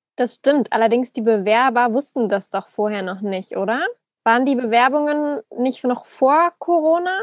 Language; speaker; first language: German; native; German